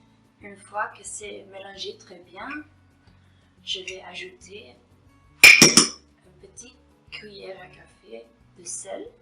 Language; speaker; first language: French; non-native, fluent; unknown